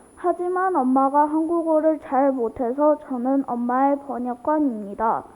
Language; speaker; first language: Korean; early bilingual, other home language; Chinese